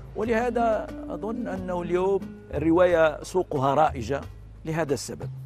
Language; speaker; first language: Arabic; native; Arabic